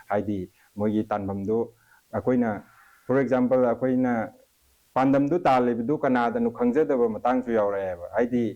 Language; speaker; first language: Manipuri; native; Manipuri